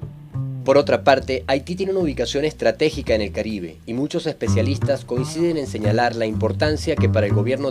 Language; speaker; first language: Spanish; native; Spanish